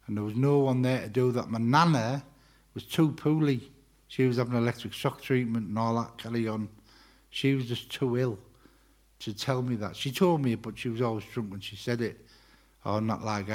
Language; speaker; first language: English; native; English